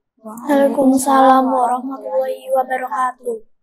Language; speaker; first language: Indonesian; native; Indonesian